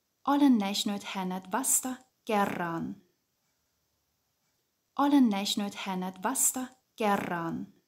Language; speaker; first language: Finnish; non-native, fluent; German